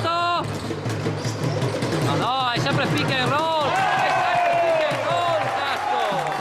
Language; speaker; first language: Italian; native; Italian